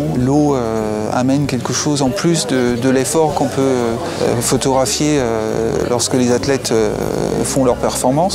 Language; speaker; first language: French; native; French